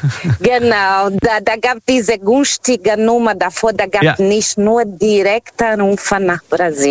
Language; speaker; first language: German; non-native, learner; Portuguese